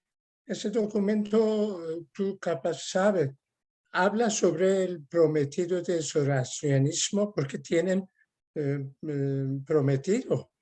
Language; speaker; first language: Spanish; non-native, fluent; Persian